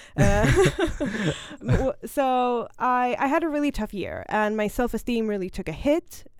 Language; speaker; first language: English; non-native, fluent; Swedish